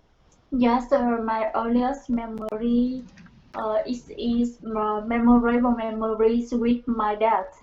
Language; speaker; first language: English; non-native, learner; Vietnamese